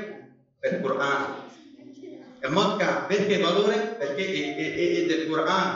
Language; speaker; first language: Italian; non-native, fluent; Bangla